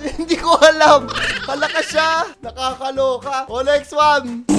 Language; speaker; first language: Filipino; native; Filipino